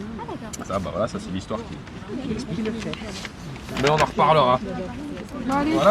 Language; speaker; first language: French; native; French